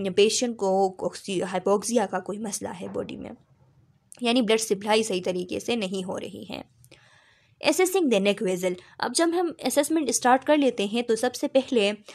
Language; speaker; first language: Urdu; non-native, local second language; Pashto